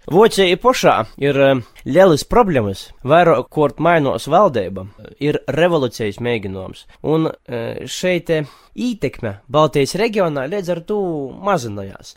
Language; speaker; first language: Latvian; native; Latvian